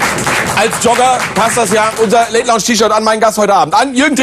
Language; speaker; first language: German; native; German